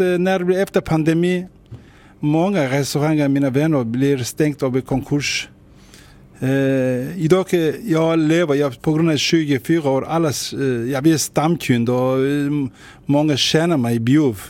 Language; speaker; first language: Swedish; non-native, learner; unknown